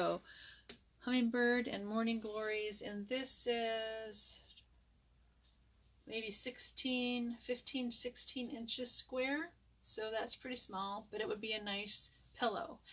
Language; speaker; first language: English; native; English